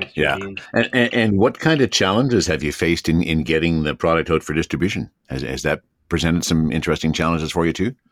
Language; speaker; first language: English; native; English